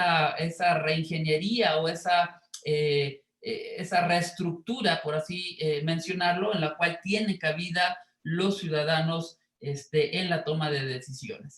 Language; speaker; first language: Spanish; native; Spanish